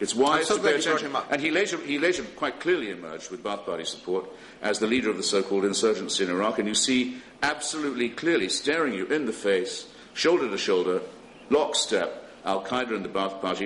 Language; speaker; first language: English; native; English